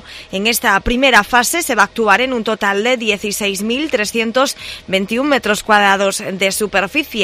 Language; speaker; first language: Spanish; native; Spanish